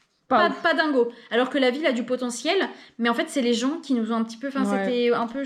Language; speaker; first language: French; native; French